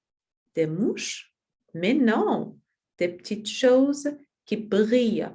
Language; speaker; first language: French; non-native, learner; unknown